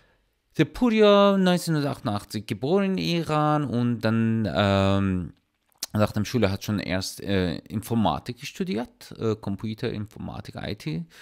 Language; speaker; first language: German; non-native, learner; Persian